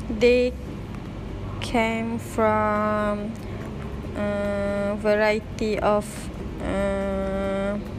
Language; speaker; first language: English; non-native, learner; Malay